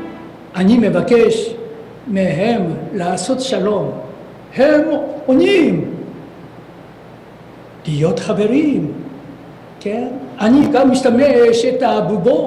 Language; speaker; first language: Hebrew; non-native, learner; Japanese